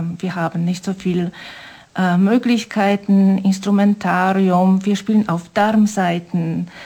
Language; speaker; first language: German; non-native, fluent; Polish